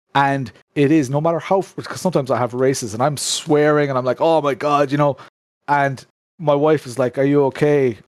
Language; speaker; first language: English; native; English